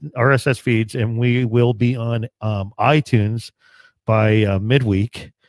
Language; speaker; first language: English; native; English